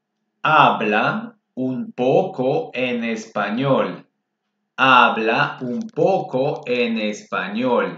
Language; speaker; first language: Spanish; non-native, fluent; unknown